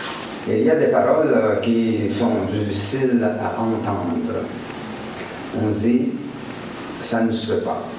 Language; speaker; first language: French; native; French